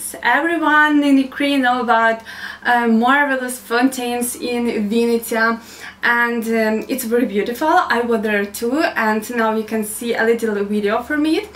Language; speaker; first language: English; non-native, learner; Ukrainian